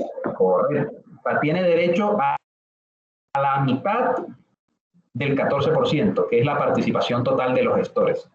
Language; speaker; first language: Spanish; native; Spanish